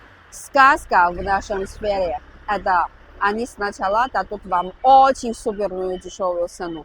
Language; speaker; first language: Russian; non-native, learner; Chinese